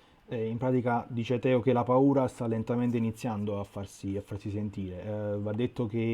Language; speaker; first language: Italian; native; Italian